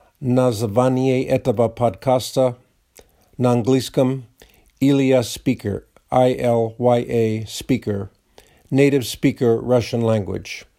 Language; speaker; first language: Russian; non-native, learner; English